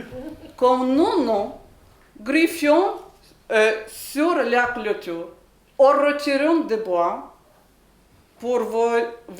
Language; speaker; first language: French; non-native, learner; Ukrainian